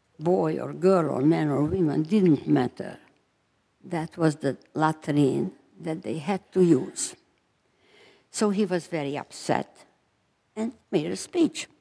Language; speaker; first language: English; non-native, fluent; Hungarian